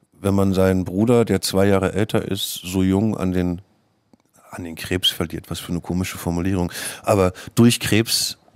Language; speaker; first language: German; native; German